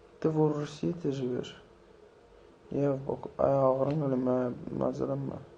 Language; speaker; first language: Russian; non-native, local second language; Azerbaijani